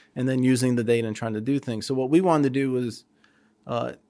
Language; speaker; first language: English; native; English